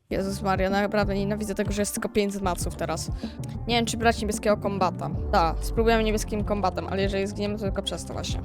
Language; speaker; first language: Polish; native; Polish